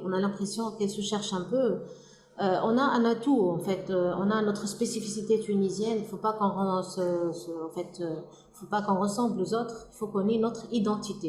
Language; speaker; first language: French; non-native, local second language; Arabic